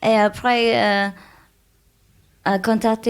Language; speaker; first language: French; non-native, learner; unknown